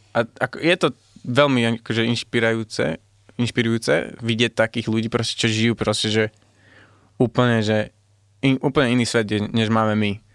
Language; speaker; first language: Slovak; early bilingual, heritage; Slovak